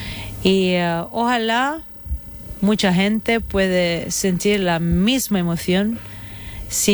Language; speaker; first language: Spanish; non-native, fluent; Italian